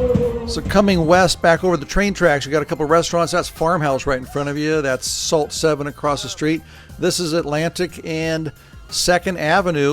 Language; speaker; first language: English; native; English